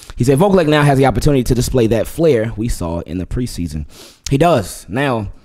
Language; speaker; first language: English; native; English